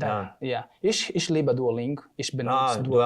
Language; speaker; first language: German; non-native, fluent; Portuguese